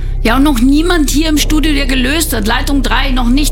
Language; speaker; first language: German; native; German